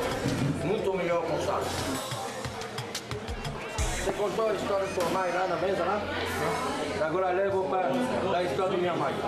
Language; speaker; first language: Portuguese; non-native, fluent; French